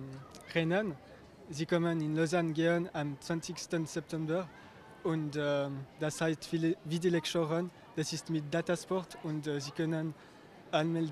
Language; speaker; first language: German; non-native, local second language; French